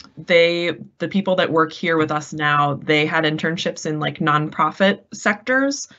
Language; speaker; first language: English; native; English